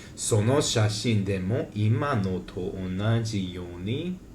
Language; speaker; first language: Japanese; non-native, learner; English